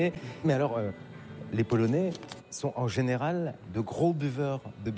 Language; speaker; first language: French; native; French